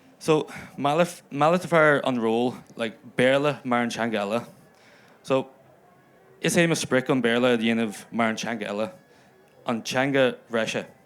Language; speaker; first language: Irish; non-native, local second language; English